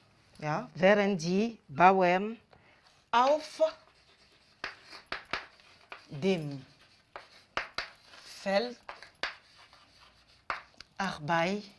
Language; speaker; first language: German; non-native, fluent; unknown